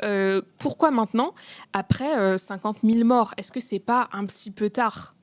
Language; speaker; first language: French; native; French